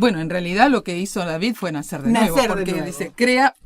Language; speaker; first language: Spanish; native; Spanish